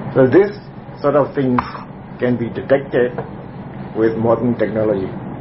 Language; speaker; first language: English; non-native, fluent; Burmese